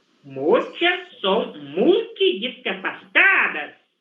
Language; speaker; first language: Spanish; non-native, fluent; Portuguese